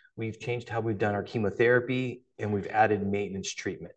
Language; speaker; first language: English; native; English